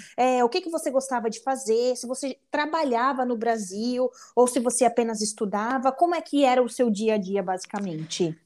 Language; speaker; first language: Portuguese; native; Portuguese